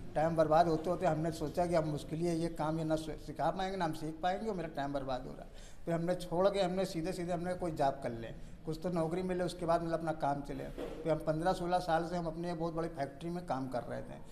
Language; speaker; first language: Hindi; native; Hindi